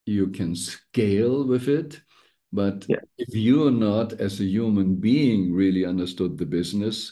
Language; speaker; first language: English; non-native, fluent; German